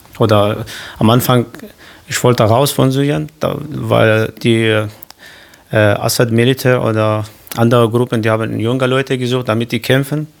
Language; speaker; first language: German; non-native, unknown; Kurdish